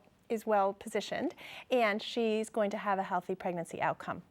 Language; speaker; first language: English; native; English